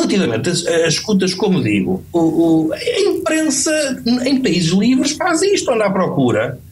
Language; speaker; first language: Portuguese; native; Portuguese